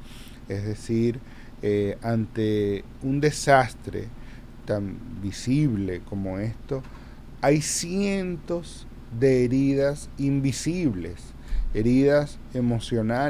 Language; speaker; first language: Spanish; native; Spanish